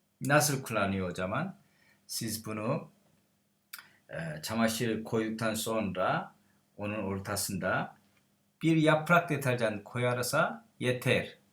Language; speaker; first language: Turkish; non-native, learner; Korean